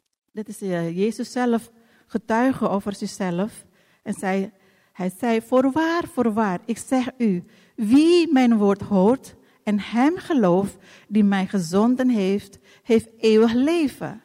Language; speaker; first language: Dutch; non-native, fluent; Indonesian